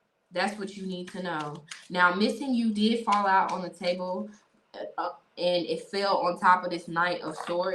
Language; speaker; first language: English; native; English